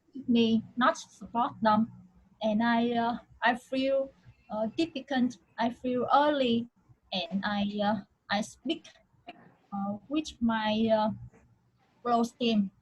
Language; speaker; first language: English; non-native, learner; Vietnamese